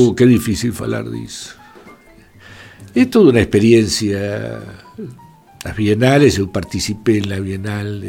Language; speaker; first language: Portuguese; non-native, fluent; Spanish